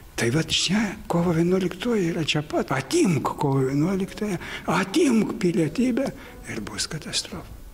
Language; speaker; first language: Lithuanian; native; Lithuanian